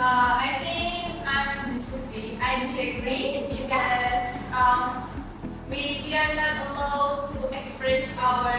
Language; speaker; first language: English; non-native, learner; Indonesian